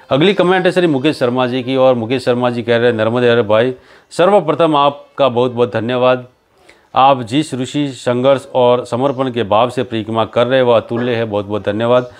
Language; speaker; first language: Hindi; native; Hindi